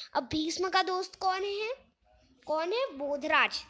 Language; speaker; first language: Hindi; non-native, local second language; Gujarati